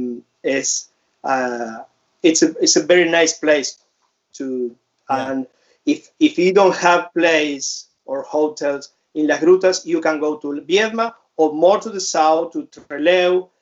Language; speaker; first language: English; non-native, fluent; Spanish